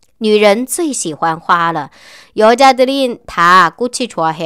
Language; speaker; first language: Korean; non-native, fluent; Chinese